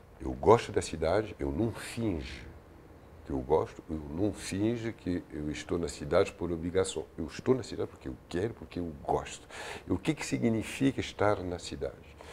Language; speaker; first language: Portuguese; non-native, fluent; French